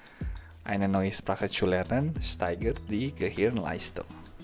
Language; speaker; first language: German; non-native, fluent; Indonesian